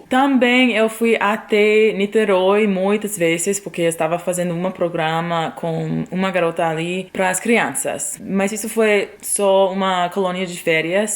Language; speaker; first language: Portuguese; non-native, fluent; English